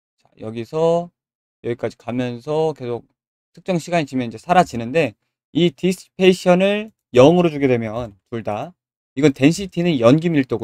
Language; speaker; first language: Korean; native; Korean